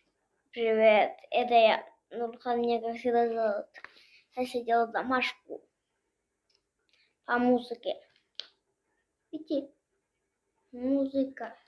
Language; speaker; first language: Russian; non-native, local second language; Kazakh